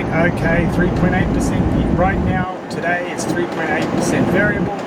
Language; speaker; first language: English; native; English